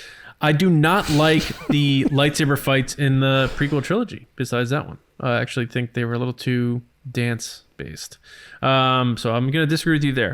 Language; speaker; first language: English; native; English